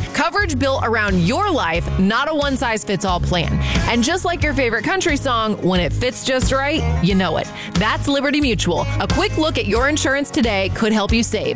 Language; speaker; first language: English; native; English